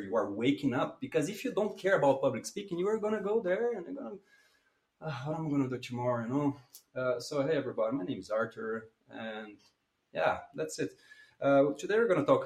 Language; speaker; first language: English; non-native, fluent; Portuguese